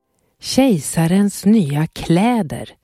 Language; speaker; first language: Swedish; native; Swedish